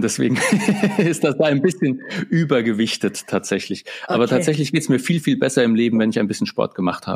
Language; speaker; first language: German; native; German